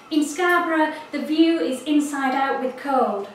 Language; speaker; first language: English; native; English